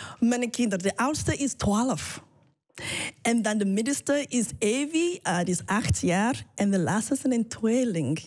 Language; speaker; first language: Dutch; non-native, fluent; English